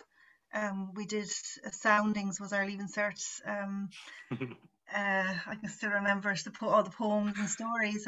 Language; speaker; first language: English; native; English